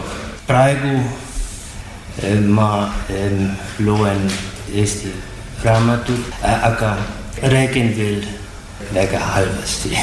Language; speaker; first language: Estonian; non-native, learner; German